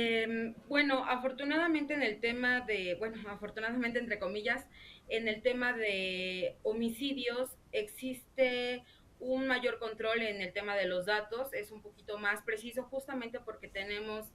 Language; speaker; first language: Spanish; native; Spanish